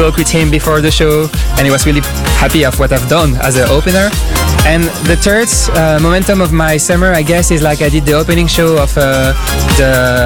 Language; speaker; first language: English; non-native, fluent; French